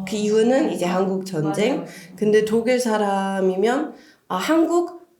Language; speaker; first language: Korean; non-native, fluent; German